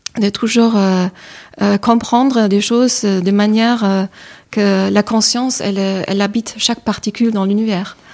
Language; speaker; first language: French; non-native, fluent; German